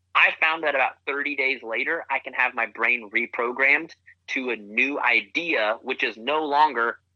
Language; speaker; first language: English; native; English